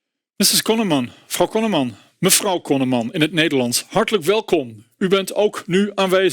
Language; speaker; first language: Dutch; native; Dutch